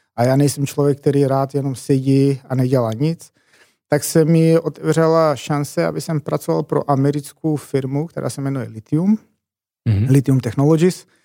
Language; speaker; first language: Czech; non-native, fluent; Macedonian